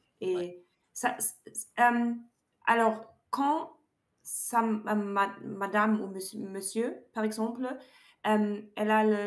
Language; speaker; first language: French; non-native, learner; German